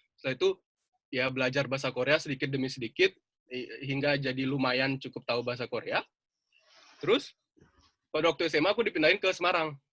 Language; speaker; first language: Indonesian; native; Indonesian